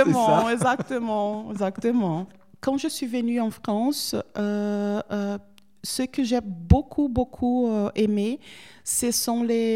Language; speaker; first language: French; non-native, fluent; Portuguese